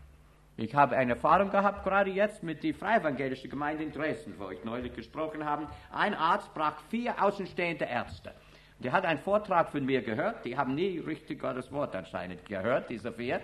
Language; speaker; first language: German; non-native, fluent; English